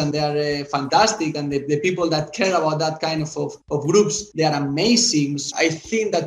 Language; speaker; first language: English; non-native, fluent; Spanish